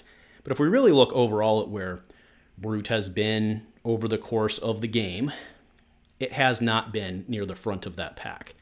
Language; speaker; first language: English; native; English